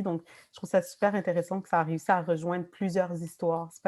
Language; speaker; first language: French; native; French